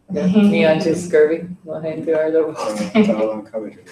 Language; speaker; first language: Irish; non-native, fluent; English